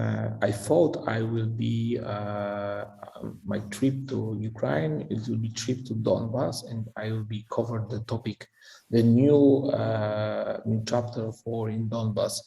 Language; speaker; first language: English; non-native, fluent; Polish